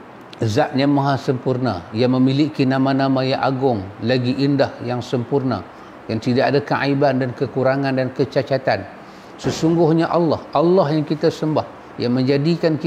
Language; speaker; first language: Malay; native; Malay